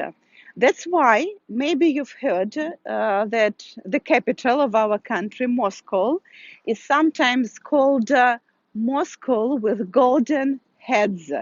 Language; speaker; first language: English; non-native, fluent; Russian